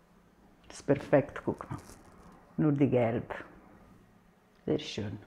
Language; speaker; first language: German; non-native, fluent; Italian